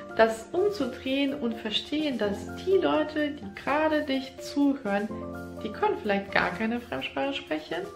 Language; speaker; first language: German; non-native, fluent; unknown